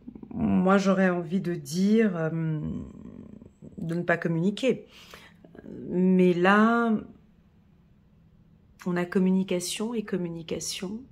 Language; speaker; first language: French; native; French